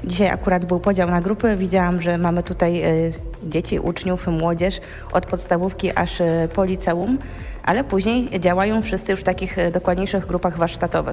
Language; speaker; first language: Polish; native; Polish